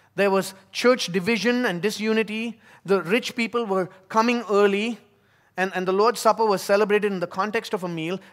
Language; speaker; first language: English; non-native, local second language; Tamil